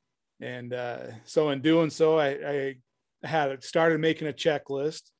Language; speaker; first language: English; native; English